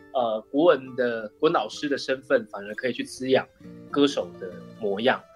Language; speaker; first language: Chinese; non-native, local second language; Min Nan Chinese